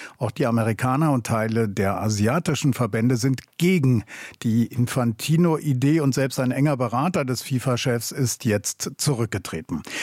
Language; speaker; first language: German; native; German